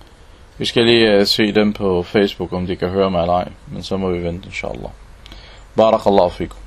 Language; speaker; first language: Danish; non-native, local second language; Arabic